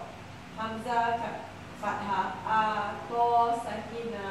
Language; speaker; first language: Arabic; non-native, learner; Malay